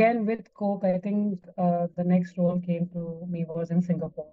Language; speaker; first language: English; non-native, local second language; Gujarati